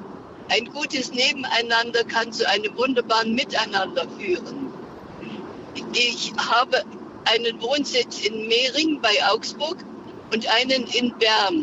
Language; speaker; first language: German; native; German